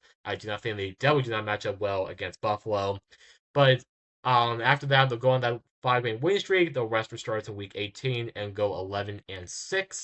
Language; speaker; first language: English; native; English